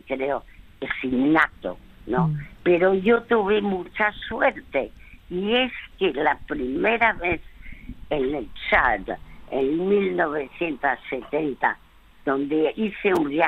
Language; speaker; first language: Spanish; early bilingual, other home language; French